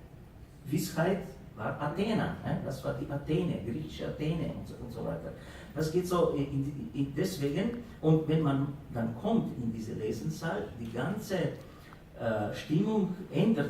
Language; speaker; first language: German; non-native, fluent; Slovenian